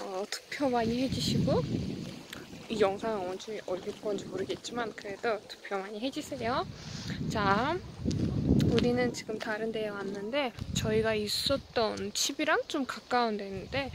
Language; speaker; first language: Korean; non-native, learner; Azerbaijani